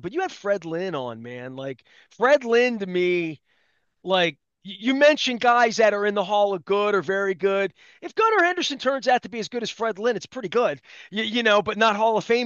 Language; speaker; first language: English; native; English